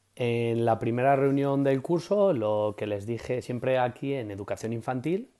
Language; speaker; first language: Spanish; native; Spanish